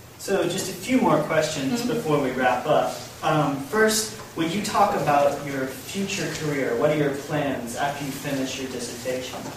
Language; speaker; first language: English; native; English